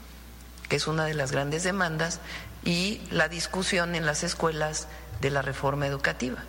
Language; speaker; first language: Spanish; native; Spanish